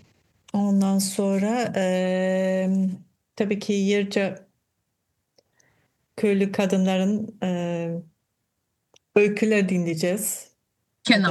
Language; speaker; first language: Turkish; non-native, fluent; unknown